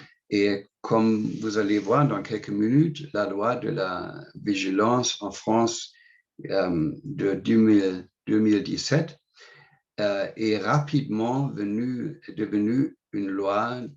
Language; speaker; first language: French; non-native, fluent; English